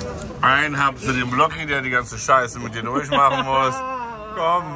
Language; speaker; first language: German; native; German